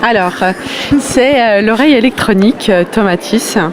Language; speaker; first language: French; native; French